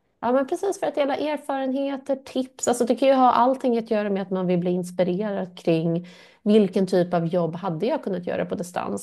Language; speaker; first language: Swedish; native; Swedish